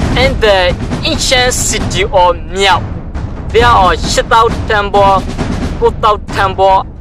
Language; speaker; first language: English; non-native, learner; Burmese